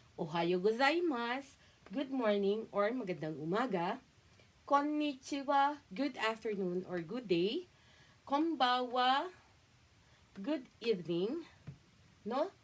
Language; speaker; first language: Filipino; native; Filipino